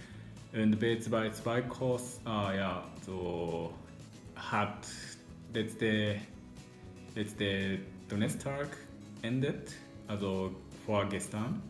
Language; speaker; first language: German; non-native, learner; Japanese